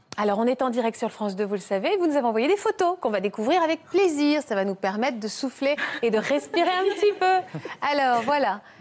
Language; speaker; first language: French; native; French